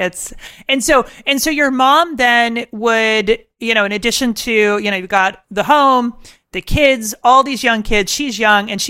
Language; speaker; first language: English; native; English